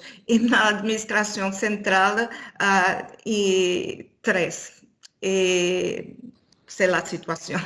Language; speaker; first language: Spanish; non-native, learner; Portuguese